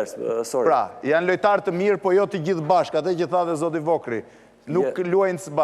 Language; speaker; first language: Albanian; native; Albanian